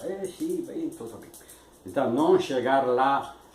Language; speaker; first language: Portuguese; non-native, fluent; Italian